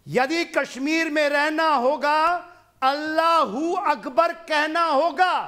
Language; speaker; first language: Hindi; non-native, local second language; Punjabi